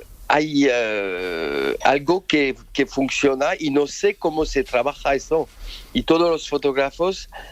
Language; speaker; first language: Spanish; non-native, fluent; French